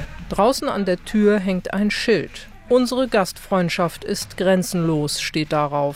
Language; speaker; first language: German; native; German